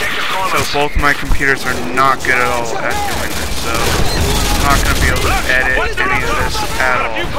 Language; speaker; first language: English; native; English